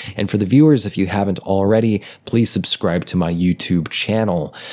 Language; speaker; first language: English; native; English